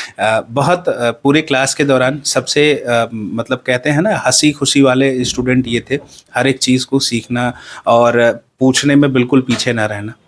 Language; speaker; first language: Hindi; native; Hindi